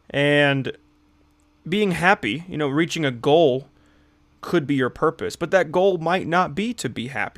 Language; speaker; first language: English; native; English